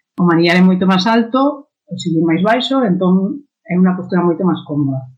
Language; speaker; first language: Galician; non-native, local second language; Spanish